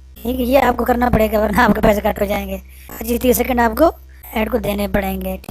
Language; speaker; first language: Urdu; non-native, local second language; Punjabi